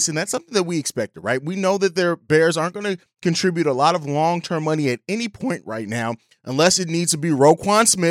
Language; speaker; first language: English; native; English